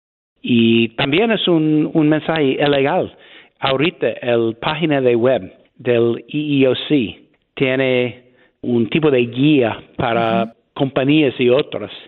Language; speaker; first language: Spanish; non-native, fluent; English